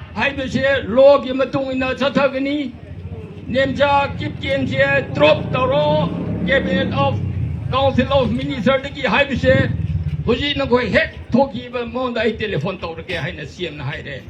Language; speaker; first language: Manipuri; non-native, local second language; Tangkhul Naga (India)